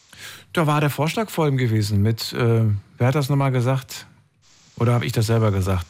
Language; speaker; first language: German; native; German